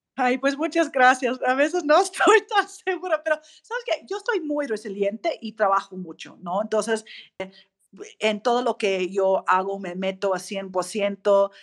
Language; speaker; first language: Spanish; non-native, fluent; English